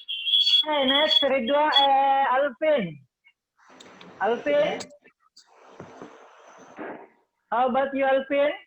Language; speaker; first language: English; non-native, fluent; Indonesian